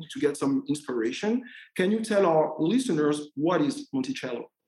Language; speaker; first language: English; non-native, fluent; French